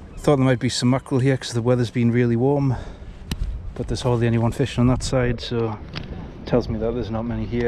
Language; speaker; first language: English; native; English